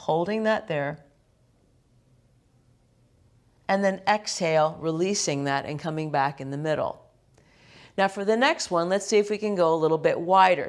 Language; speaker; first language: English; native; English